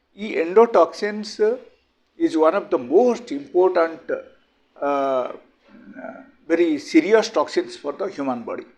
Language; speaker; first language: English; non-native, local second language; Telugu